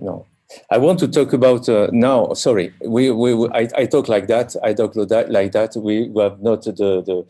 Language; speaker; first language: English; non-native, learner; French